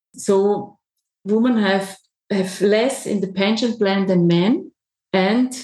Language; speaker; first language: English; non-native, learner; German